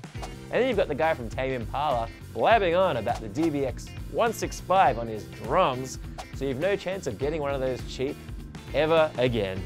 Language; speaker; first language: English; native; English